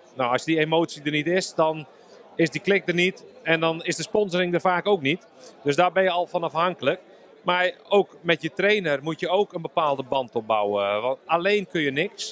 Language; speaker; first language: Dutch; native; Dutch